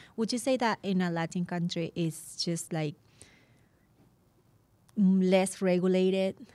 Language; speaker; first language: English; non-native, fluent; Spanish